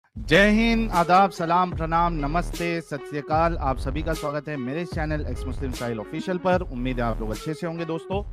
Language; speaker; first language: Hindi; native; Hindi